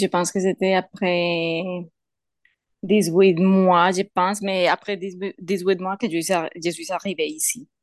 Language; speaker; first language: French; non-native, learner; Spanish